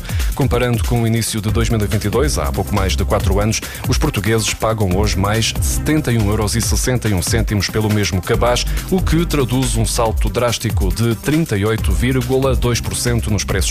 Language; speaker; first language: Portuguese; native; Portuguese